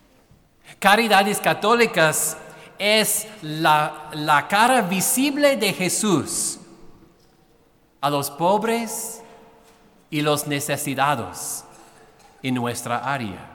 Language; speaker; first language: Spanish; non-native, fluent; English